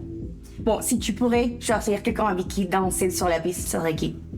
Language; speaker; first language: French; native; French